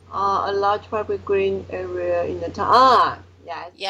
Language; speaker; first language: English; non-native, learner; Chinese